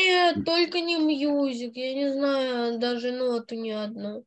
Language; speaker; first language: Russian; native; Russian